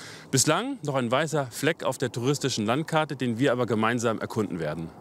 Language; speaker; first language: German; native; German